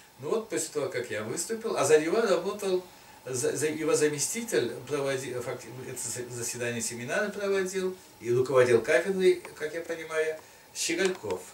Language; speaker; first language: Russian; non-native, local second language; Tatar